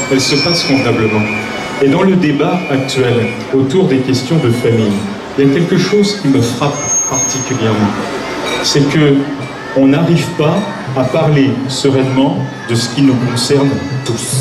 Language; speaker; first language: French; native; French